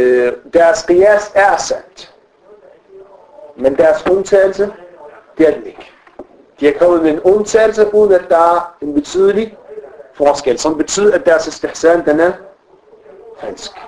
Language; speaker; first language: Danish; non-native, fluent; Arabic